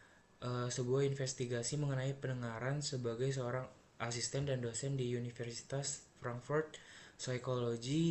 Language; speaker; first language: Indonesian; native; Indonesian